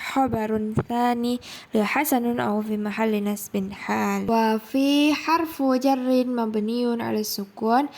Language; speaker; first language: Arabic; non-native, learner; Indonesian